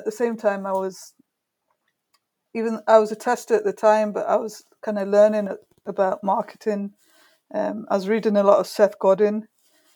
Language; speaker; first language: English; native; English